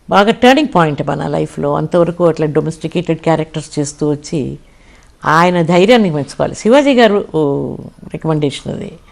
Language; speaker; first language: Telugu; native; Telugu